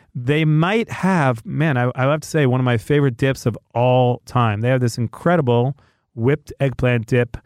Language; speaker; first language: English; native; English